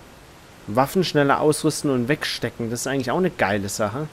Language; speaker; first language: German; native; German